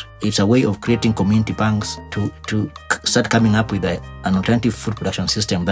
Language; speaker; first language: English; non-native, local second language; Luo (Kenya and Tanzania)